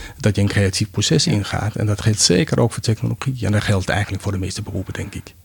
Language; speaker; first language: Dutch; non-native, fluent; Danish